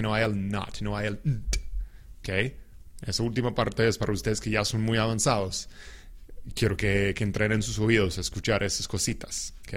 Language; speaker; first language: Spanish; non-native, fluent; English